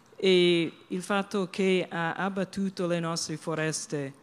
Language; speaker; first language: Italian; non-native, fluent; English